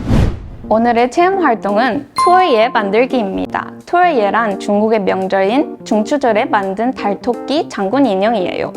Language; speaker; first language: Korean; non-native, fluent; Chinese